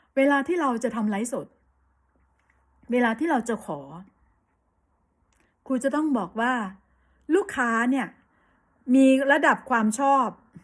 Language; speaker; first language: Thai; native; Thai